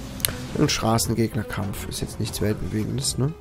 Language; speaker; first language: German; native; German